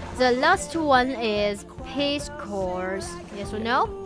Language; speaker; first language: English; non-native, learner; Chinese